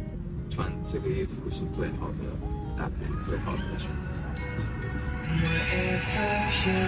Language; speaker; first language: Chinese; non-native, fluent; Japanese